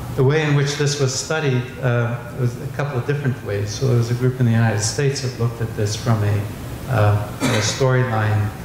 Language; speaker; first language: English; native; English